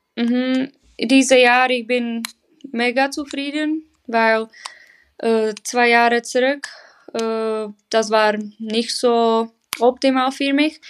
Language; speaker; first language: German; non-native, learner; Czech